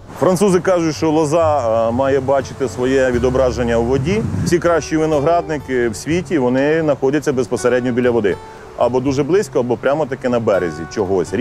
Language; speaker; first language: Ukrainian; native; Ukrainian